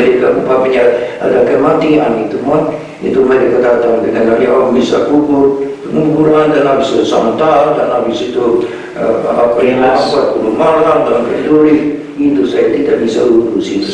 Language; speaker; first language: Indonesian; non-native, fluent; Hungarian